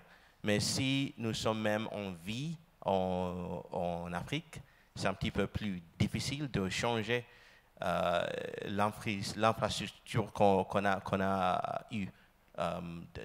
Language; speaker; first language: French; non-native, learner; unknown